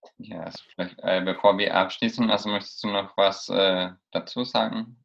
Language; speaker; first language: German; non-native, fluent; Spanish